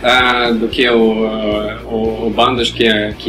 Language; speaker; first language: Portuguese; non-native, learner; Norwegian